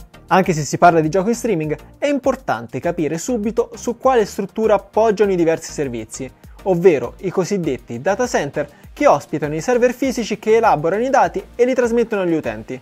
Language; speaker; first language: Italian; native; Italian